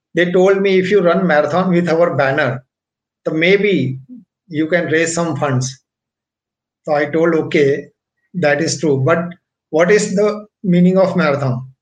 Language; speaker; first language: English; non-native, local second language; Punjabi